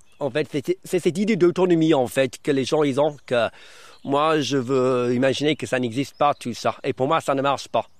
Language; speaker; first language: French; early bilingual, other home language; English